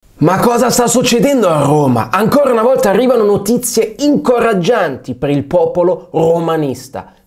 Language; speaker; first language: Italian; non-native, fluent; German